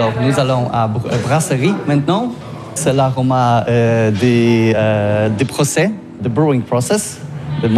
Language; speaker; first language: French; non-native, learner; Polish